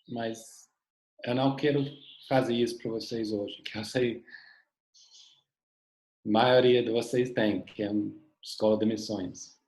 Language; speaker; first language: Portuguese; non-native, fluent; English